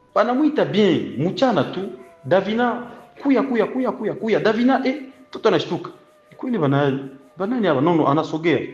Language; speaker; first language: Swahili; native; Swahili